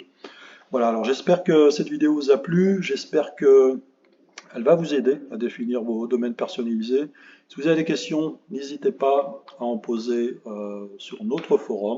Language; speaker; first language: French; native; French